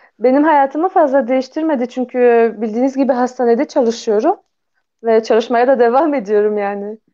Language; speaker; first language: Turkish; early bilingual, heritage; Turkish